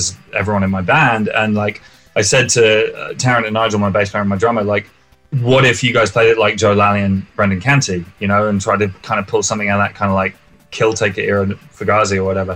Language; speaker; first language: English; native; English